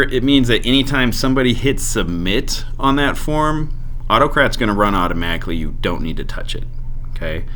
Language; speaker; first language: English; native; English